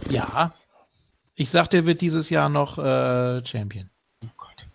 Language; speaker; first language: German; native; German